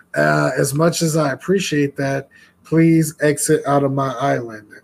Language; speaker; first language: English; native; English